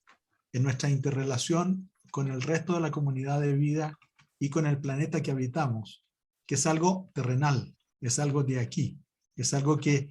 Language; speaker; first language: Spanish; native; Spanish